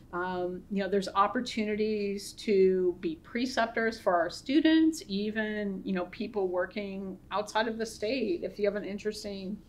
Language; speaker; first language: English; native; English